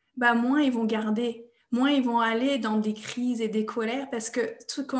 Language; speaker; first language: French; non-native, fluent; English